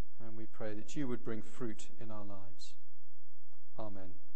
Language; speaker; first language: English; native; English